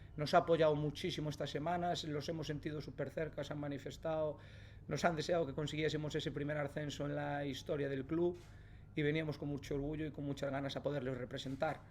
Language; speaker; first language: Spanish; native; Spanish